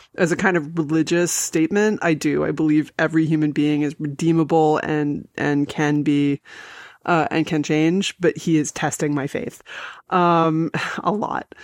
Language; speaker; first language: English; native; English